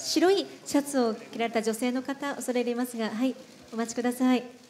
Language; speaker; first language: Japanese; native; Japanese